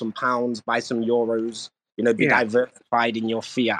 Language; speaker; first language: English; native; English